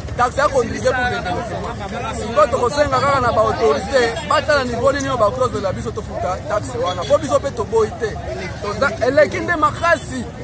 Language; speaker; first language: Lingala; native; Lingala